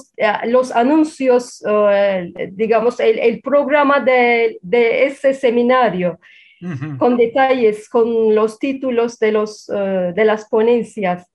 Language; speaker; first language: Spanish; non-native, fluent; Turkish